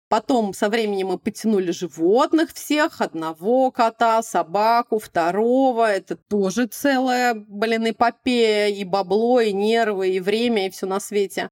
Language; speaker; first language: Russian; native; Russian